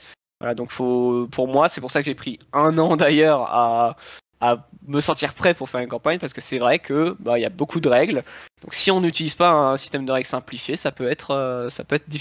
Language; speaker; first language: French; native; French